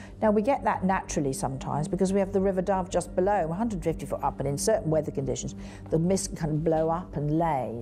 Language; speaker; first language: English; native; English